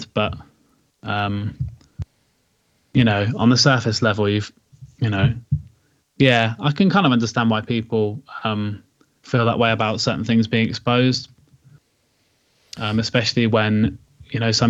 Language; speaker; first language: English; native; English